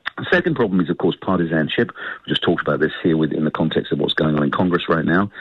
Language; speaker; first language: English; native; English